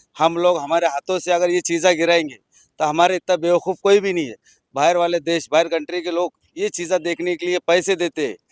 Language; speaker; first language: Hindi; non-native, local second language; Urdu